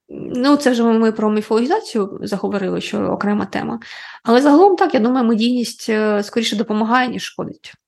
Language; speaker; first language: Ukrainian; non-native, local second language; Russian